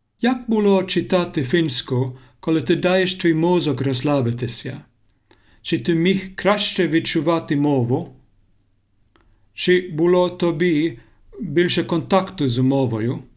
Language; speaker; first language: Ukrainian; non-native, learner; Finnish